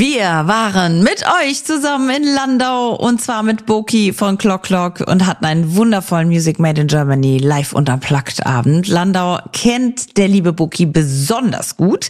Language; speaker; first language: German; native; German